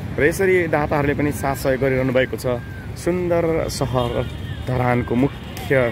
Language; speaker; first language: Nepali; native; Nepali